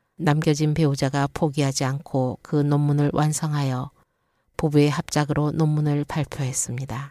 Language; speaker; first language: Korean; native; Korean